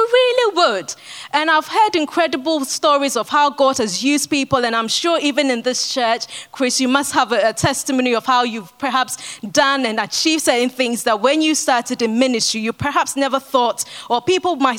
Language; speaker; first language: English; non-native, local second language; Akan